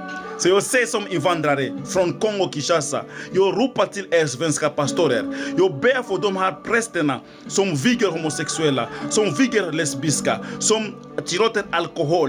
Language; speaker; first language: Swedish; non-native, fluent; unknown